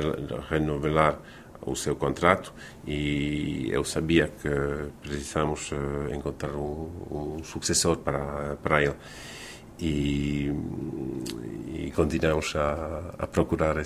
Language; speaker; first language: Portuguese; non-native, fluent; Finnish